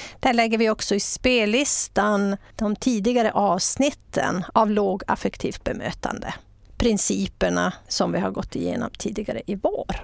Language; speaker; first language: Swedish; native; Swedish